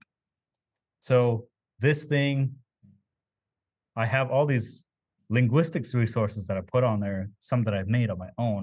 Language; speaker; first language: English; early bilingual, other home language; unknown